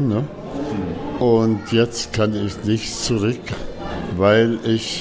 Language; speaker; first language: German; non-native, fluent; Arabic